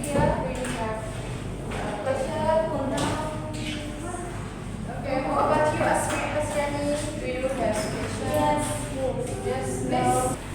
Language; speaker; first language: English; non-native, learner; Indonesian